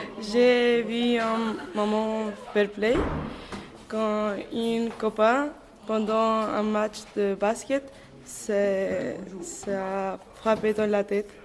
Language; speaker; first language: French; non-native, learner; Spanish